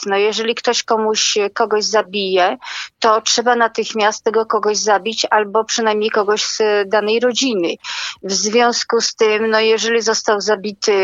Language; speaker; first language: Polish; native; Polish